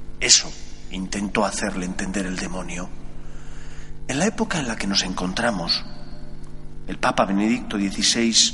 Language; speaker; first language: Spanish; native; Spanish